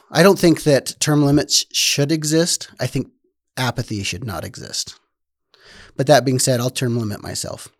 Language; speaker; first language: English; native; English